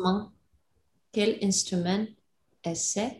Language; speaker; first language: French; non-native, learner; Russian